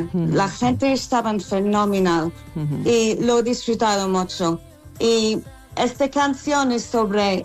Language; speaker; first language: Spanish; non-native, fluent; English